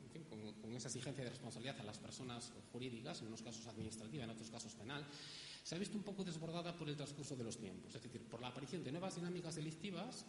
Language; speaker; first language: Spanish; native; Spanish